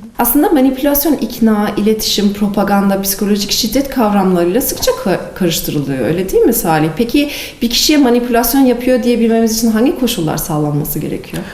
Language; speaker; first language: Turkish; native; Turkish